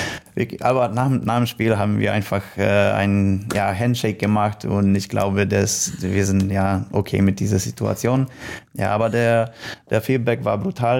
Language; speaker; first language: German; non-native, learner; Polish